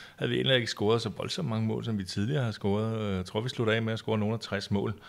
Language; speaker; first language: Danish; native; Danish